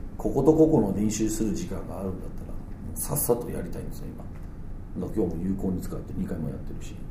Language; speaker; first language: Japanese; non-native, fluent; Danish